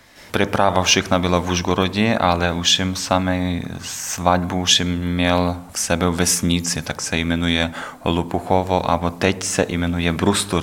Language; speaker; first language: Czech; non-native, learner; Ukrainian